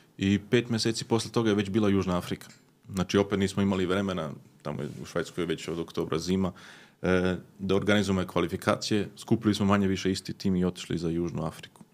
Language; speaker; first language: Serbian; early bilingual, heritage; Serbian